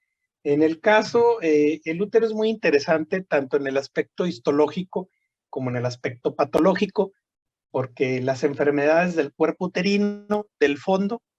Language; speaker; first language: Spanish; native; Spanish